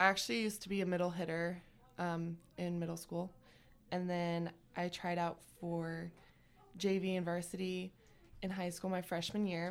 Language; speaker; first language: English; native; English